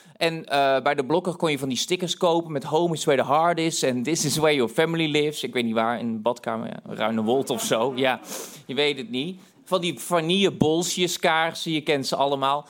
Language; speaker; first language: Dutch; native; Dutch